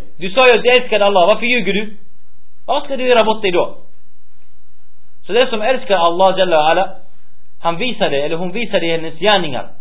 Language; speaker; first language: Swedish; early bilingual, other home language; Arabic